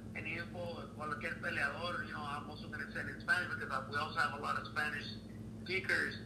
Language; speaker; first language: English; early bilingual, other home language; Spanish